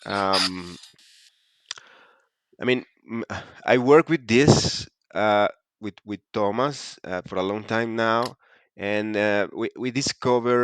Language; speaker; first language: English; non-native, fluent; Spanish